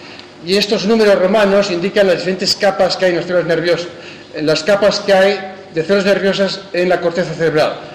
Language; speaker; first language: Spanish; native; Spanish